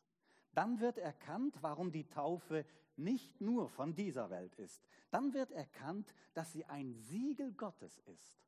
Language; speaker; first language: German; native; German